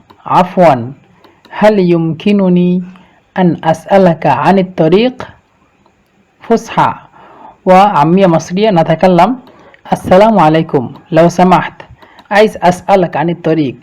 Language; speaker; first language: Arabic; non-native, fluent; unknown